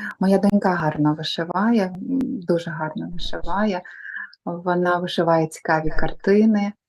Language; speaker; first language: Ukrainian; native; Ukrainian